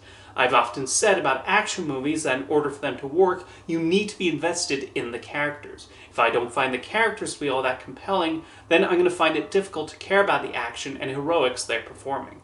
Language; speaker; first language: English; native; English